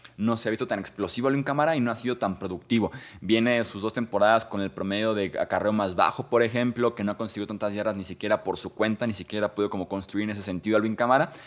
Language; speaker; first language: Spanish; native; Spanish